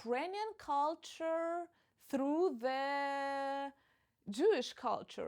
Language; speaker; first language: English; non-native, fluent; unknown